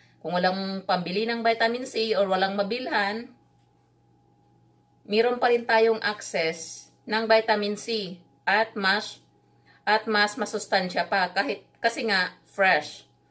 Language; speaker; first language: Filipino; non-native, local second language; Cebuano